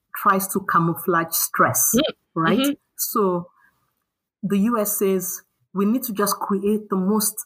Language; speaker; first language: English; non-native, local second language; Yoruba